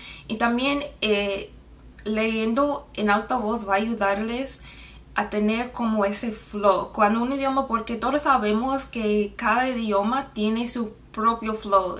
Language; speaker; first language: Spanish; non-native, fluent; English